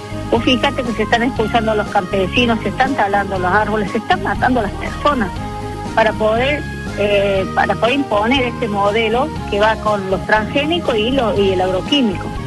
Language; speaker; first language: Spanish; native; Spanish